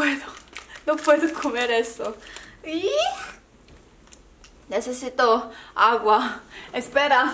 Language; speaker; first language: Spanish; non-native, learner; Korean